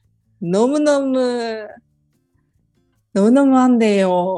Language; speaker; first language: Korean; non-native, learner; Japanese